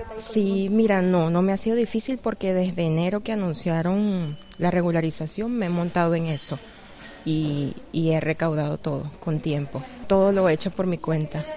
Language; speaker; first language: Spanish; native; Spanish